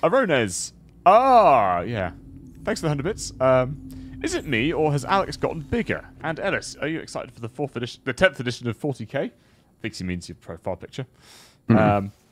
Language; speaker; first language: English; native; English